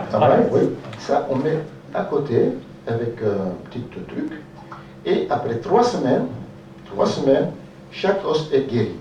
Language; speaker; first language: French; non-native, local second language; Dutch